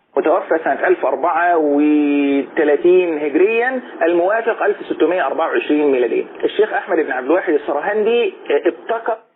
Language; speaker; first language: Arabic; native; Arabic